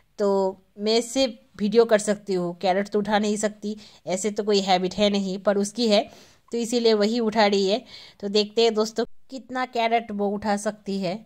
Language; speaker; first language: Hindi; non-native, local second language; Bangla